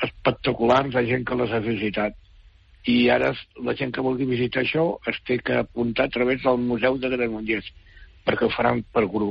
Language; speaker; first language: Catalan; native; Catalan